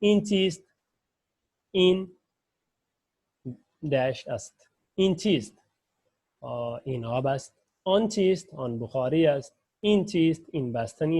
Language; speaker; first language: Persian; non-native, fluent; Urdu